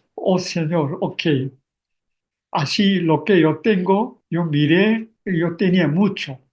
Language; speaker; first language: Spanish; non-native, learner; Korean